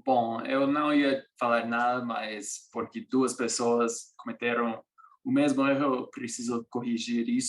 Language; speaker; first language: Portuguese; non-native, fluent; English